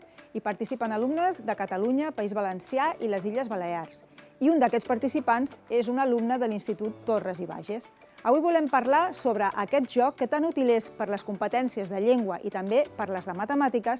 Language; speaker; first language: Catalan; native; Catalan